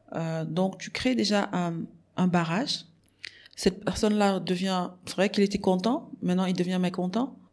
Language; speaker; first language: French; non-native, local second language; Wolof